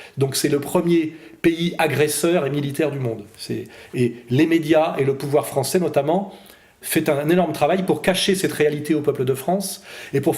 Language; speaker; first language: French; native; French